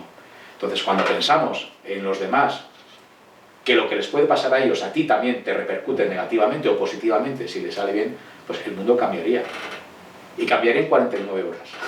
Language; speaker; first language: Spanish; native; Spanish